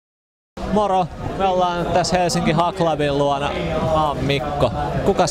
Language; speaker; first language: Finnish; native; Finnish